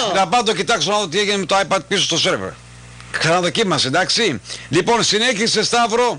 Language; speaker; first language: Greek; native; Greek